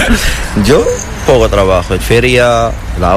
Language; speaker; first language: Spanish; non-native, learner; Arabic